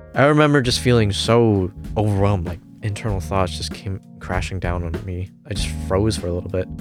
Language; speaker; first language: English; early bilingual, other home language; Cantonese